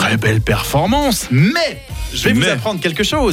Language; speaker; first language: French; native; French